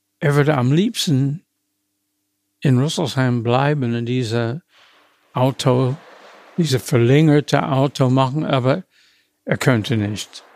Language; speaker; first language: German; non-native, fluent; English